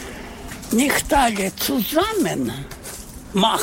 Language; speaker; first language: German; non-native, learner; Russian